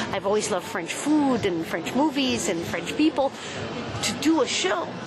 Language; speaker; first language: English; native; English